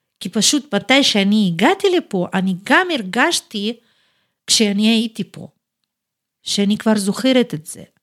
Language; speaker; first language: Hebrew; non-native, fluent; Russian